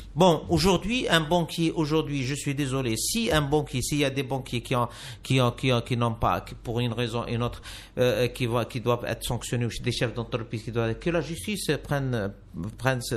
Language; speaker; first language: French; non-native, local second language; Arabic